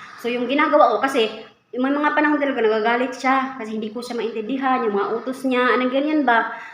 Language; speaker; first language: Filipino; native; Filipino